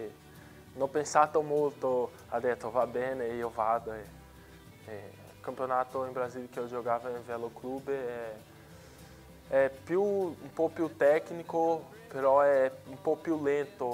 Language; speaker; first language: Italian; non-native, learner; Portuguese